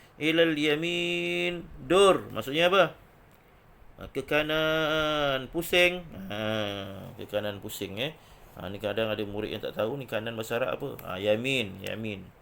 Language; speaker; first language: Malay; native; Malay